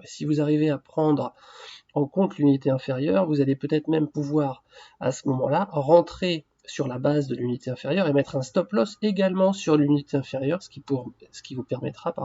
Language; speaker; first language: French; native; French